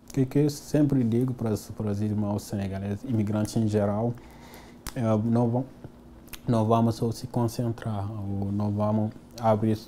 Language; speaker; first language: Portuguese; non-native, fluent; Wolof